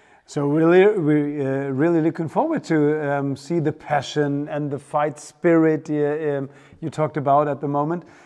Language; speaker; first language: English; non-native, fluent; German